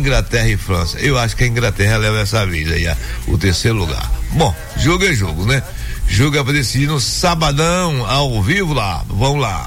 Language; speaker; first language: Portuguese; native; Portuguese